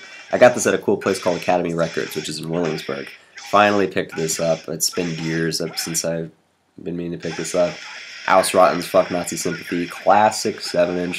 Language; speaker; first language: English; native; English